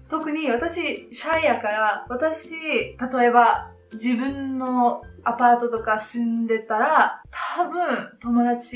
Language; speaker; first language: Japanese; non-native, fluent; Dutch